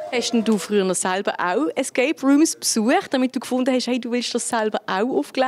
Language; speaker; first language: German; native; German